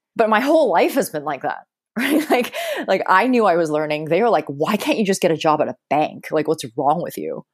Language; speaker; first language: English; early bilingual, other home language; Cantonese